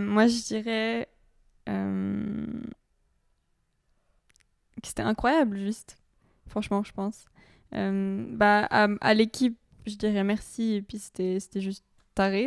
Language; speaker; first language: French; native; French